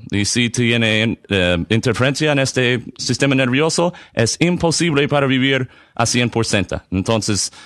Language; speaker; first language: Spanish; non-native, learner; English